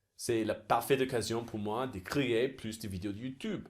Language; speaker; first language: French; non-native, fluent; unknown